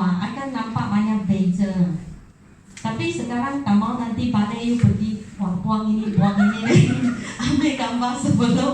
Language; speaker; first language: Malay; non-native, local second language; Chinese